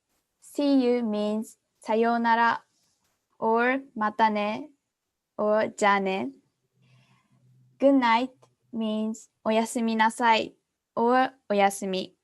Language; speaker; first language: English; non-native, fluent; Japanese